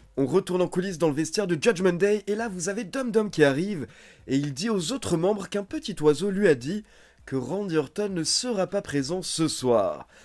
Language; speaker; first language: French; native; French